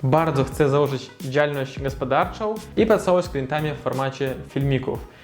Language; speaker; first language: Polish; non-native, learner; Russian